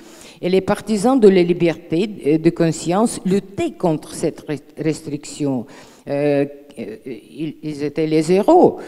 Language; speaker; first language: French; non-native, fluent; Russian